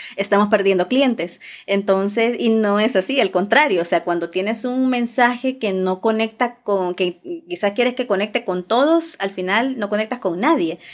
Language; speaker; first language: Spanish; native; Spanish